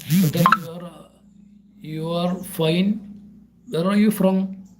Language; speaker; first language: English; non-native, learner; Malayalam